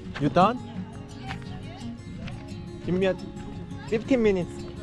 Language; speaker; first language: English; non-native, learner; Korean